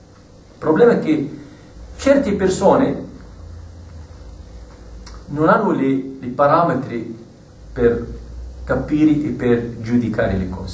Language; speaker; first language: Italian; non-native, fluent; Arabic